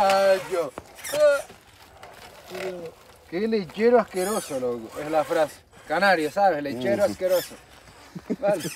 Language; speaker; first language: Spanish; native; Spanish